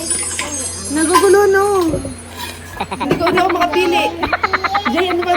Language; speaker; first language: Filipino; native; Filipino